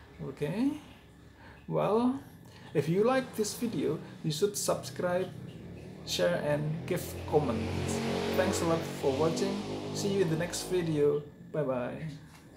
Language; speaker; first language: English; non-native, fluent; Indonesian